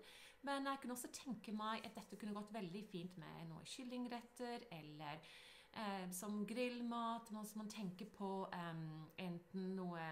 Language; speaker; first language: Norwegian; non-native, fluent; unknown